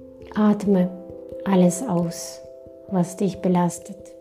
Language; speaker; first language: German; non-native, fluent; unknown